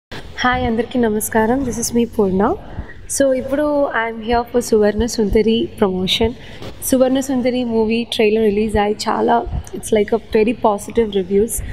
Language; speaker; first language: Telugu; non-native, local second language; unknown